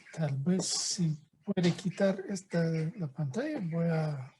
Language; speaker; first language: Spanish; non-native, fluent; English